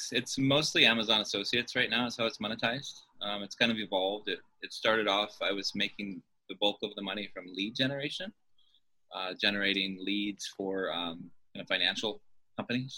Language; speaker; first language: English; native; English